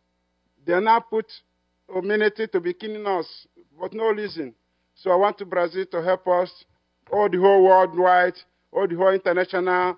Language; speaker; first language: English; non-native, local second language; Igbo